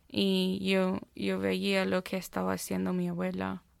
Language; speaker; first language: Spanish; non-native, fluent; English